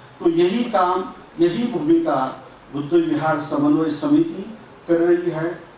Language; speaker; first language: Hindi; non-native, local second language; Marathi